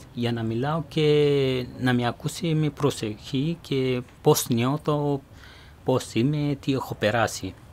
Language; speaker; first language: Greek; non-native, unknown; Persian